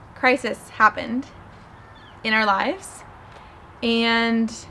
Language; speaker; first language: English; native; English